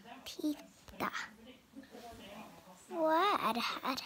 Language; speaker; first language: Swedish; early bilingual, other home language; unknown